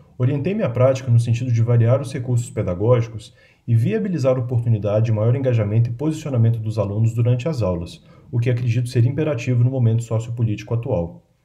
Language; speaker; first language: Portuguese; native; Portuguese